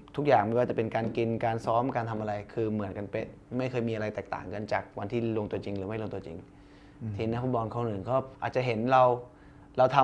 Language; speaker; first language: Thai; early bilingual, other home language; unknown